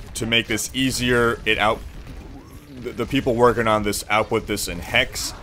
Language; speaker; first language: English; native; English